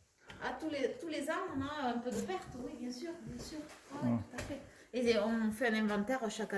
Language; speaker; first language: French; native; French